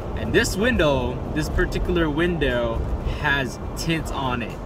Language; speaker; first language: English; native; English